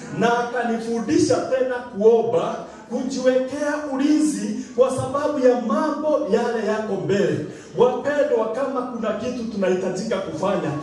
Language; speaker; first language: Swahili; non-native, local second language; Kikuyu